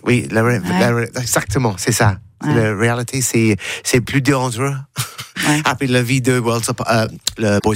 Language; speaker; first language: French; non-native, learner; English